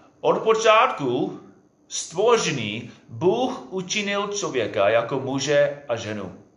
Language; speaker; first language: Czech; non-native, fluent; English